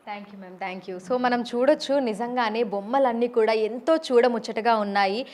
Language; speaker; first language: Telugu; native; Telugu